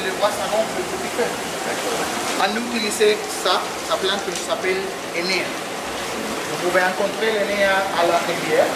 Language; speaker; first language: French; non-native, learner; Spanish